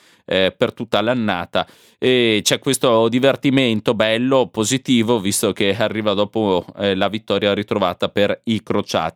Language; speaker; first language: Italian; native; Italian